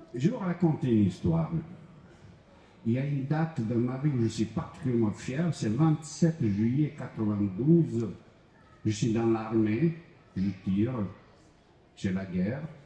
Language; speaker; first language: French; non-native, fluent; Croatian